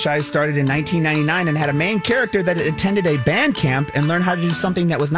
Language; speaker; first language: English; native; English